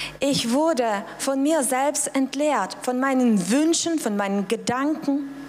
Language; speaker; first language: German; non-native, fluent; Russian